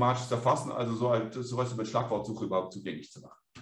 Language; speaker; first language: German; native; German